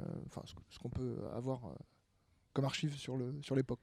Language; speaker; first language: French; native; French